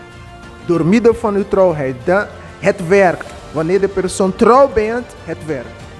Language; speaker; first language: Dutch; non-native, fluent; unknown